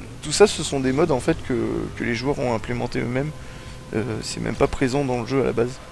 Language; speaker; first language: French; native; French